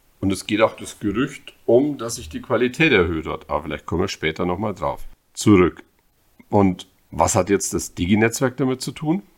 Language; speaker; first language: German; native; German